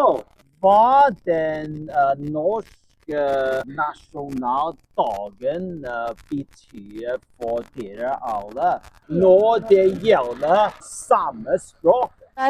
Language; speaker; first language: Norwegian; non-native, learner; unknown